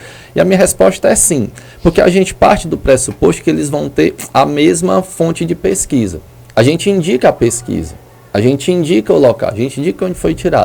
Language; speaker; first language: Portuguese; native; Portuguese